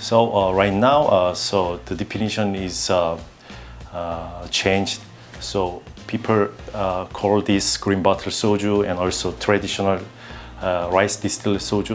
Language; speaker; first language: English; non-native, learner; Korean